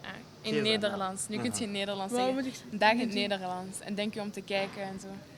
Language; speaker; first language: Dutch; early bilingual, heritage; Kinyarwanda